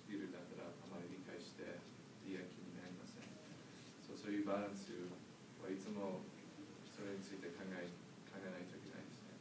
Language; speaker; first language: Japanese; non-native, learner; English